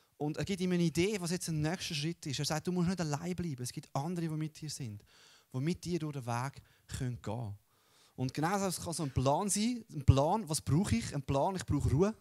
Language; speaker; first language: German; native; German